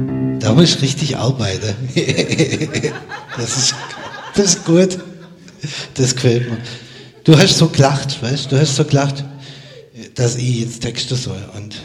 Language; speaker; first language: German; native; German